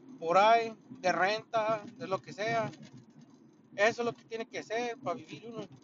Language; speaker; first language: Spanish; early bilingual, heritage; Spanish